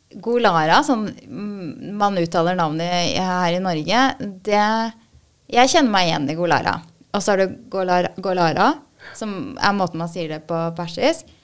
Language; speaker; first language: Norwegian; early bilingual, other home language; Persian